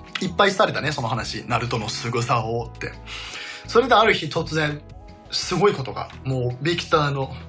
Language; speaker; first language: Japanese; non-native, fluent; Danish